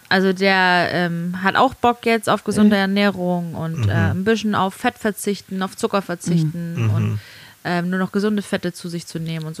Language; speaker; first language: German; native; German